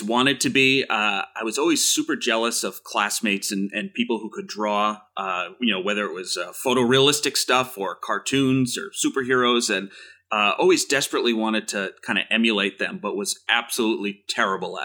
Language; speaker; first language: English; native; English